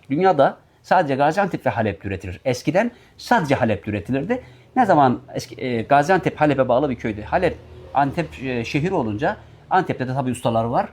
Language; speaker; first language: Turkish; native; Turkish